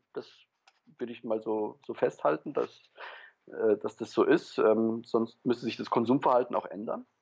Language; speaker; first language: German; early bilingual, other home language; Polish